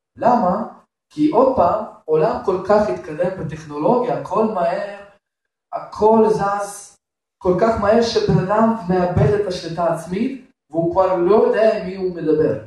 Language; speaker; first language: Hebrew; non-native, fluent; Russian